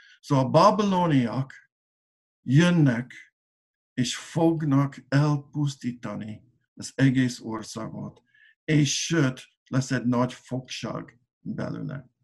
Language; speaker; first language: Hungarian; non-native, learner; English